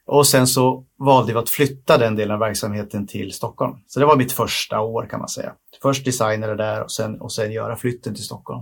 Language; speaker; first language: Swedish; native; Swedish